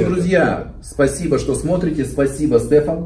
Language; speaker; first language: Russian; native; Russian